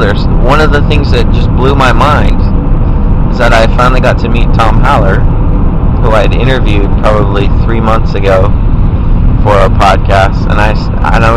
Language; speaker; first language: English; native; English